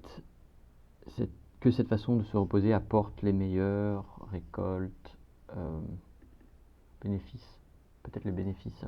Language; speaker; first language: French; native; French